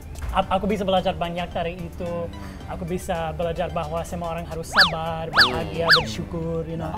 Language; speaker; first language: Indonesian; non-native, fluent; English